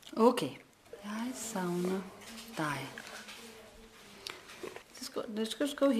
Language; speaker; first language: Danish; native; Danish